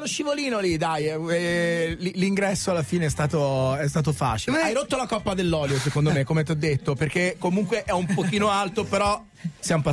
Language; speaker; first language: Italian; native; Italian